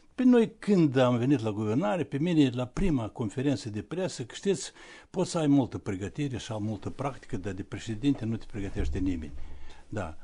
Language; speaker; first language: Romanian; native; Romanian